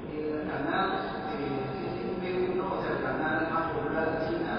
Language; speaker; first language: Spanish; non-native, learner; Chinese